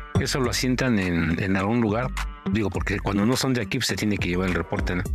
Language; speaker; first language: Spanish; native; Spanish